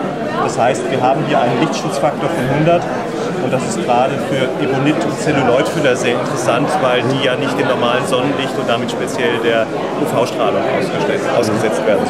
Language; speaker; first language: German; native; German